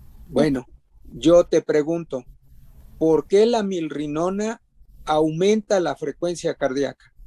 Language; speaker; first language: Spanish; native; Spanish